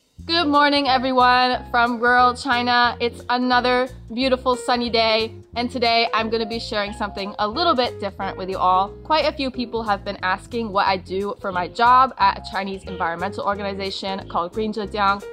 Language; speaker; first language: English; native; English